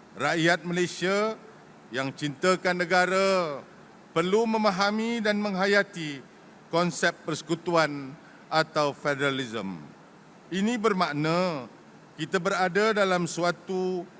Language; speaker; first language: Malay; native; Malay